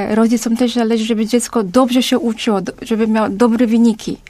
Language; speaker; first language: Polish; non-native, fluent; Korean